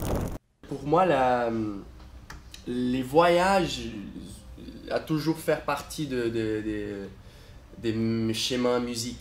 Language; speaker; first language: French; non-native, fluent; Portuguese